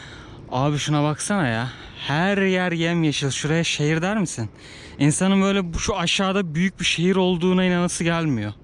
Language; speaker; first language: Turkish; native; Turkish